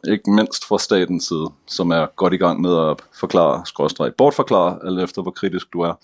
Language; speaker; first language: Danish; native; Danish